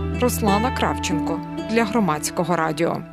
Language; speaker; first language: Ukrainian; native; Ukrainian